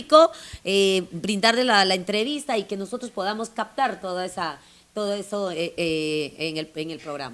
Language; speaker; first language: Spanish; native; Spanish